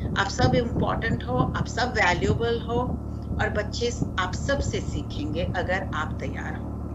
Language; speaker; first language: Hindi; non-native, local second language; Marathi